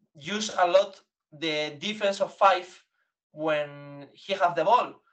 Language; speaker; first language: English; non-native, learner; Spanish